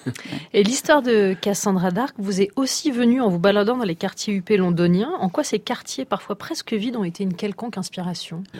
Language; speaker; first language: French; native; French